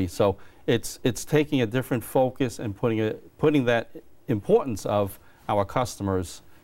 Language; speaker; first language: English; native; English